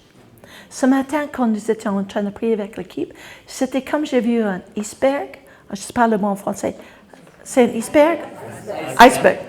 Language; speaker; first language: French; non-native, fluent; English